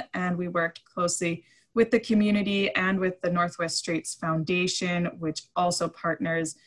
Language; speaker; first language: English; native; English